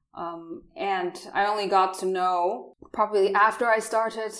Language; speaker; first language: English; non-native, fluent; Chinese